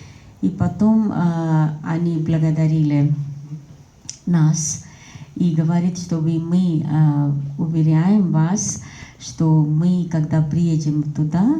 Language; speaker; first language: Russian; non-native, fluent; Hindi